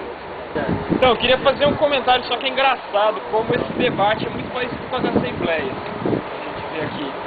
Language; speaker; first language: Portuguese; native; Portuguese